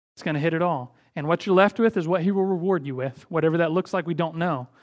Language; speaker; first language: English; native; English